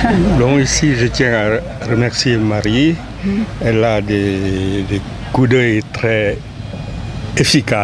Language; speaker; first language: French; non-native, fluent; Lao